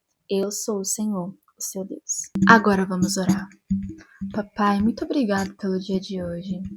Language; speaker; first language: Portuguese; native; Portuguese